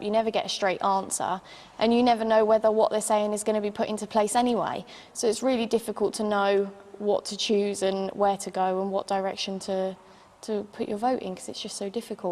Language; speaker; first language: English; native; English